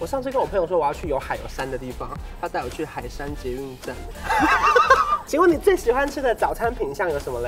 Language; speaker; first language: Chinese; native; Chinese